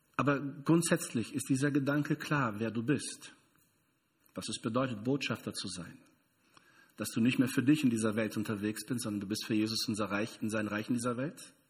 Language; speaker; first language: German; non-native, fluent; Portuguese